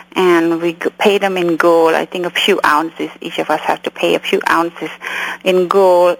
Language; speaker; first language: English; early bilingual, other home language; Khmer